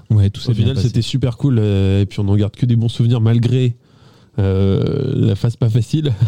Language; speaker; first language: French; early bilingual, other home language; Italian